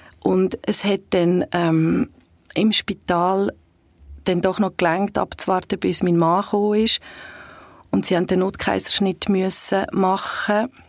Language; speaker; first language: German; early bilingual, other home language; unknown